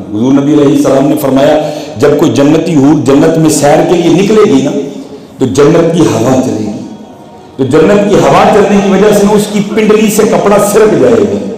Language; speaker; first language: Urdu; non-native, local second language; Punjabi